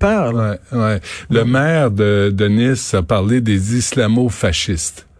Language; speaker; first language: French; native; French